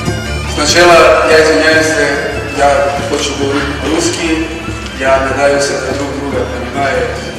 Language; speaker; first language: Russian; non-native, learner; Serbian